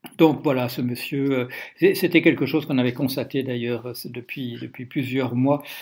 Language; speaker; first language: French; non-native, fluent; Dutch